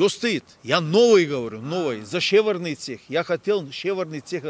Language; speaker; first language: Russian; non-native, learner; Turkish